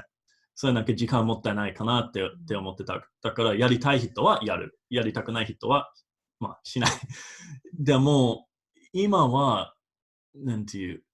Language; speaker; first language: Japanese; non-native, fluent; English